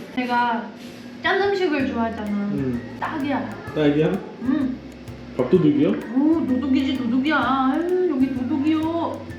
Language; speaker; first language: Korean; non-native, fluent; Indonesian